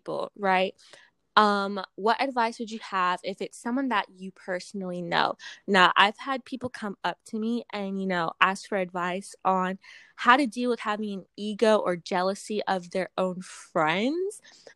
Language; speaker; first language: English; native; English